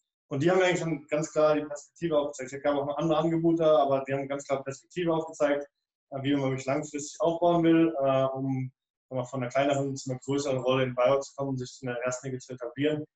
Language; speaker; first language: German; native; German